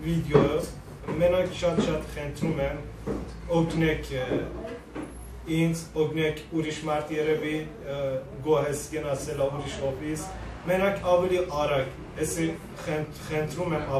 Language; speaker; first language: Armenian; non-native, learner; Persian